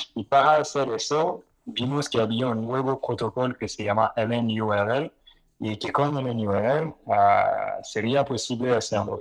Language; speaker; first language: Spanish; non-native, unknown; French